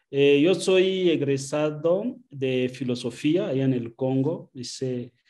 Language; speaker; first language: Spanish; non-native, fluent; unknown